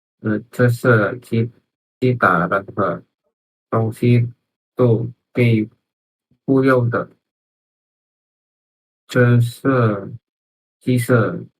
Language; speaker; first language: Chinese; non-native, learner; Indonesian